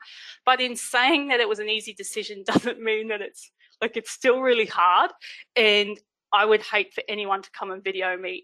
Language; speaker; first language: English; native; English